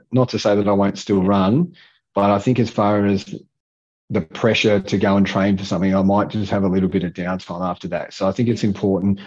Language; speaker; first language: English; native; English